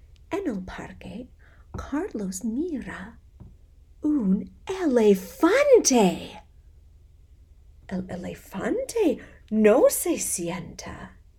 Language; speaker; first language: Spanish; non-native, fluent; English